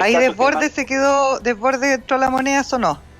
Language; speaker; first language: Spanish; native; Spanish